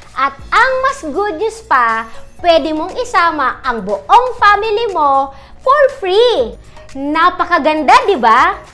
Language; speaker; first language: Filipino; non-native, local second language; Bikol